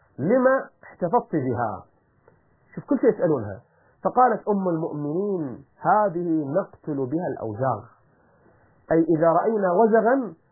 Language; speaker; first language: Arabic; native; Arabic